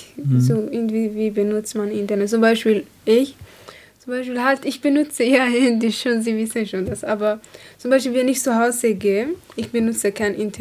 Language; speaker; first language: German; non-native, learner; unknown